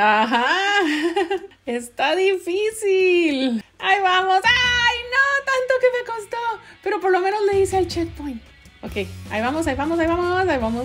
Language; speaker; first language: Spanish; native; Spanish